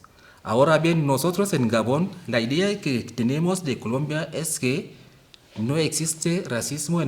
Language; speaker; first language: Spanish; non-native, fluent; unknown